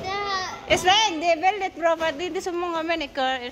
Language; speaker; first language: Swedish; non-native, learner; Cebuano